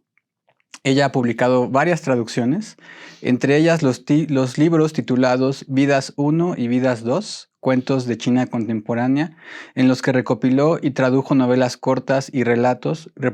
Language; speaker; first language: Spanish; native; Spanish